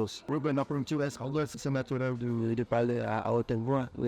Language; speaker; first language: French; non-native, fluent; Filipino